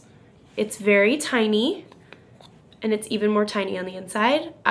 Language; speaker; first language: English; native; English